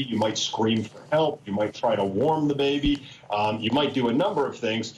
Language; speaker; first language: English; native; English